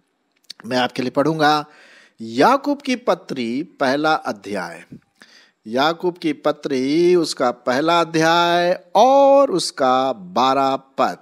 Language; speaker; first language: Hindi; non-native, local second language; Marathi